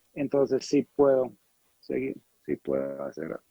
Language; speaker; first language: Spanish; non-native, fluent; English